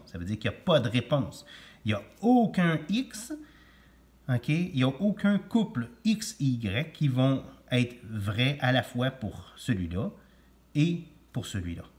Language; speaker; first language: French; native; French